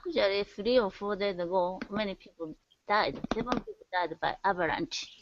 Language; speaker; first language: English; non-native, learner; Japanese